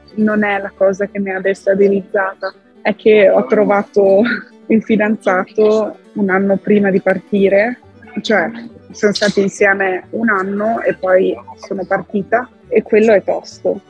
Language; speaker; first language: Italian; native; Italian